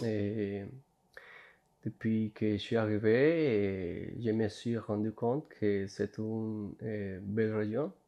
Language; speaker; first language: French; non-native, fluent; Spanish